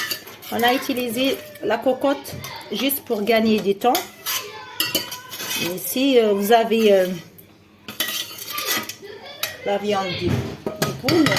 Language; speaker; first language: French; non-native, fluent; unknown